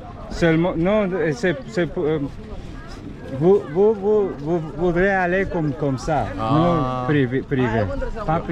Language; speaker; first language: French; non-native, learner; Persian